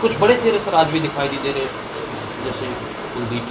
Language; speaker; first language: Hindi; native; Hindi